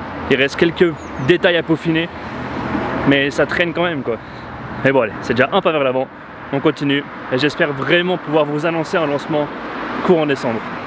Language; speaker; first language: French; native; French